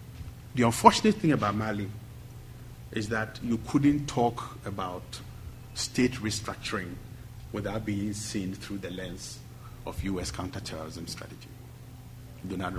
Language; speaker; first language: English; non-native, local second language; Akan